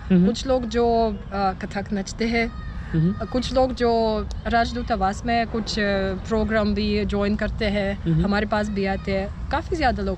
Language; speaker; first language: Hindi; non-native, fluent; Russian